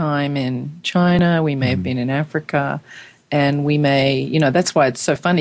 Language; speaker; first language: English; native; English